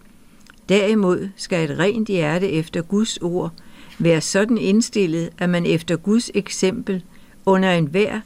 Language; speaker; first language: Danish; native; Danish